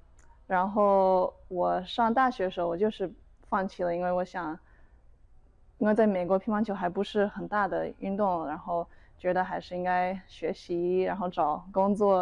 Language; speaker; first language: Chinese; early bilingual, heritage; Chinese